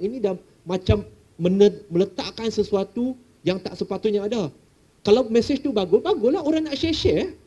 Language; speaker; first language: Malay; non-native, local second language; Chinese